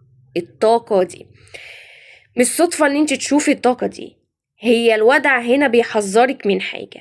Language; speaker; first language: Arabic; native; Arabic